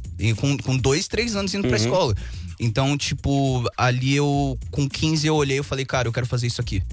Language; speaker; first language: Portuguese; early bilingual, heritage; Portuguese